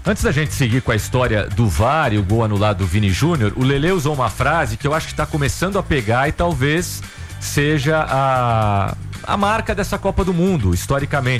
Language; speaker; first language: Portuguese; native; Portuguese